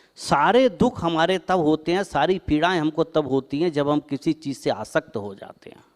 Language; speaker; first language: Hindi; native; Hindi